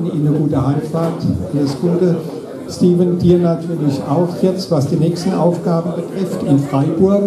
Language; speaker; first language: German; native; German